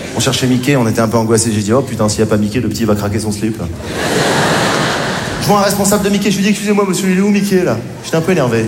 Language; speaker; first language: French; native; French